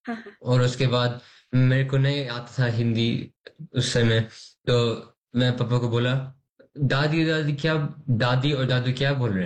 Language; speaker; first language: Hindi; early bilingual, heritage; English